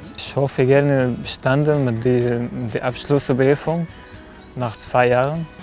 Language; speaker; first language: German; non-native, learner; Arabic